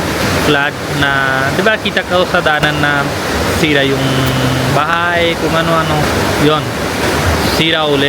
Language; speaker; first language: Filipino; non-native, learner; Punjabi